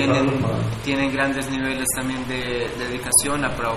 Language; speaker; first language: Spanish; native; Spanish